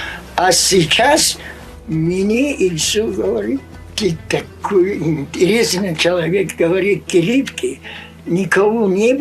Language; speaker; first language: Russian; non-native, local second language; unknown